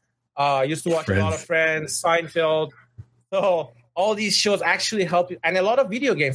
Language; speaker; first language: English; non-native, fluent; Persian